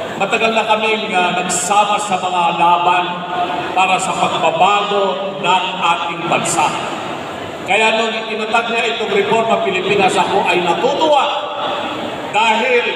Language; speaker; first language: Filipino; non-native, local second language; Iloko